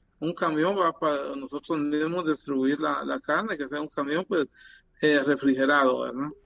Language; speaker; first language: Spanish; native; Spanish